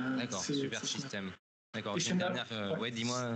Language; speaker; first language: French; native; French